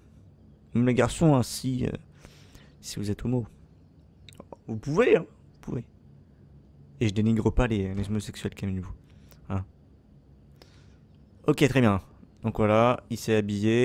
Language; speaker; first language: French; native; French